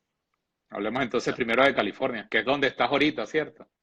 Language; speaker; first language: Spanish; native; Spanish